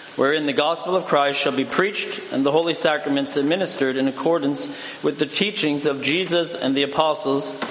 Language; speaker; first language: English; native; English